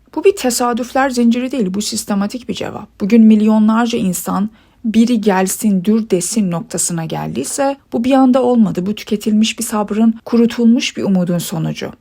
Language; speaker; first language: Turkish; early bilingual, other home language; Persian